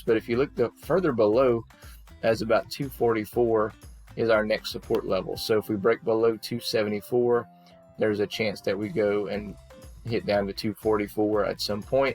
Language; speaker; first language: English; native; English